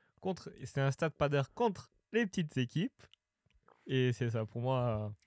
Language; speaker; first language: French; native; French